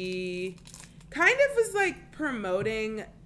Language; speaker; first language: English; native; English